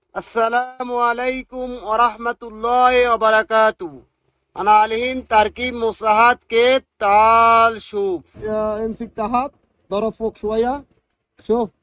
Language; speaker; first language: Arabic; non-native, learner; Bangla